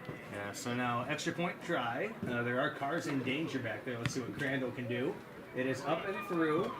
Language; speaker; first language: English; native; English